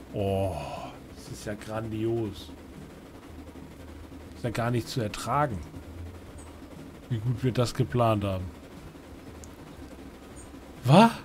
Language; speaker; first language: German; native; German